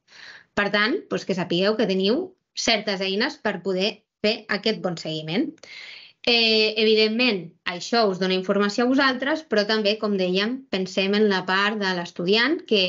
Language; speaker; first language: Catalan; native; Catalan